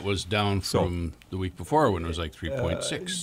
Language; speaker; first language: English; native; English